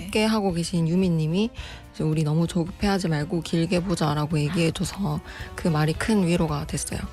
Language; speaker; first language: Korean; native; Korean